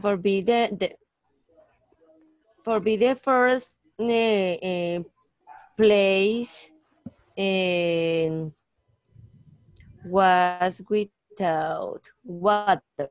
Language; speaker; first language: English; non-native, learner; Spanish